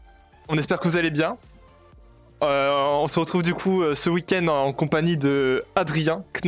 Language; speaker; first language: French; native; French